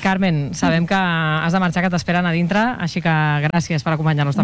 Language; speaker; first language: Catalan; native; Catalan